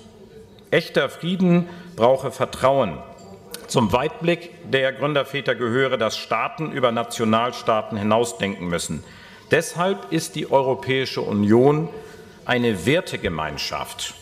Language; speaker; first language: German; native; German